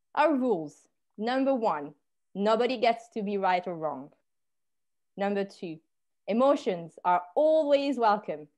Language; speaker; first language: English; non-native, fluent; French